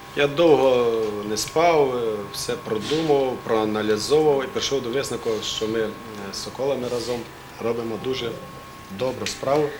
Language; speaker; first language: Ukrainian; native; Ukrainian